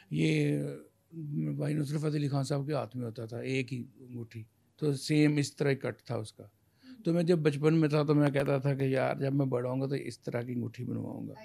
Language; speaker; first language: Urdu; non-native, local second language; Punjabi